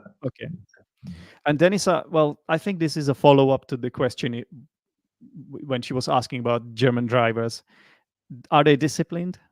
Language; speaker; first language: English; non-native, fluent; Czech